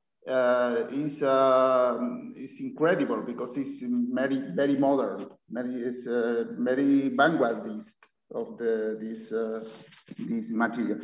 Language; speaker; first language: English; non-native, learner; Spanish